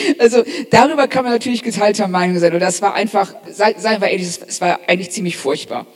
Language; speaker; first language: German; native; German